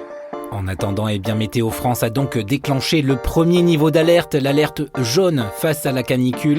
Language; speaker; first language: French; native; French